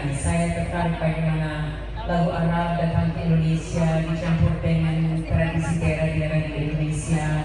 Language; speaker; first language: Indonesian; non-native, fluent; English